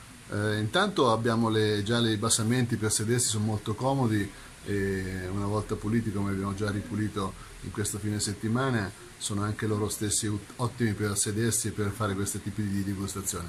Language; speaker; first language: Italian; native; Italian